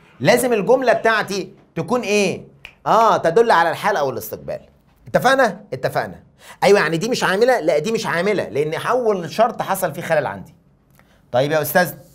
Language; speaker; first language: Arabic; native; Arabic